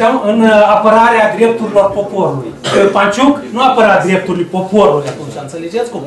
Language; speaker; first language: Romanian; native; Romanian